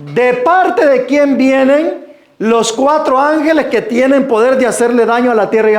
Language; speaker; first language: Spanish; native; Spanish